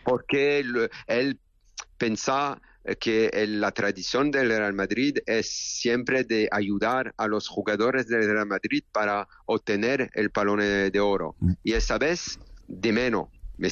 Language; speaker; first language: Spanish; non-native, learner; French